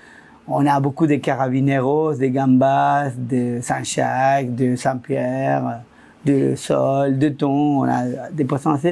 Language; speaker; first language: French; non-native, fluent; Spanish